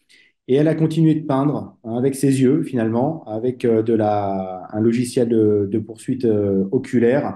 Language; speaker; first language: French; native; French